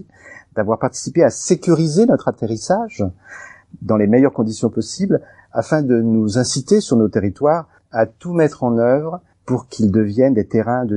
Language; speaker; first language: French; native; French